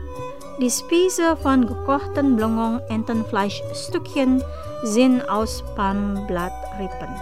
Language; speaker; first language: German; non-native, learner; Indonesian